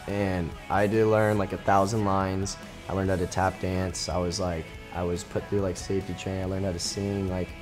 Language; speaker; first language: English; native; English